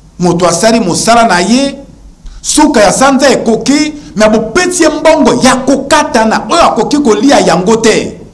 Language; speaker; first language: Lingala; native; Lingala